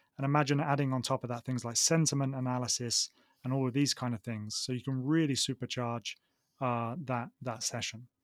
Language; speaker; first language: English; native; English